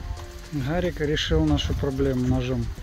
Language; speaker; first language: Russian; native; Russian